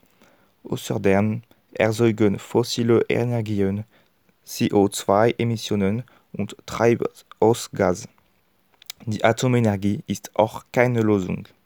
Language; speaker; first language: German; non-native, learner; French